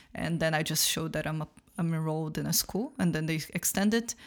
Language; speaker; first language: English; non-native, fluent; Portuguese